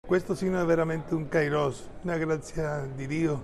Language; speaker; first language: Italian; non-native, fluent; Spanish